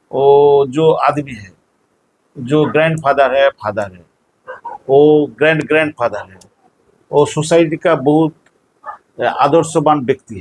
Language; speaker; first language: Hindi; non-native, local second language; Bangla